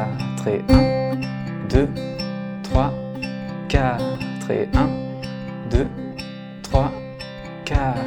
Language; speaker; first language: French; native; French